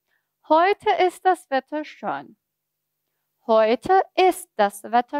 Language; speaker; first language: German; non-native, fluent; Persian